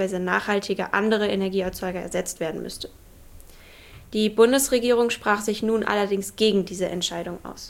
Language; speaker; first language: German; native; German